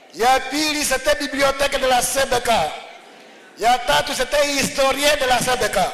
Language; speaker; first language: French; non-native, local second language; Swahili